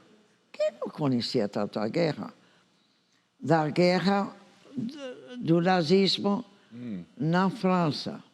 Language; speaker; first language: Portuguese; non-native, fluent; English